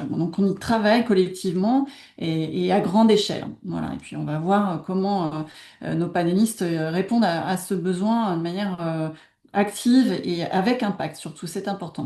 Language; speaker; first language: French; native; French